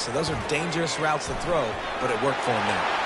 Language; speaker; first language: English; native; English